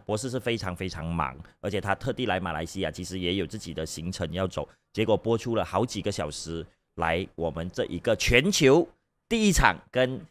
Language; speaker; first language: Chinese; native; Chinese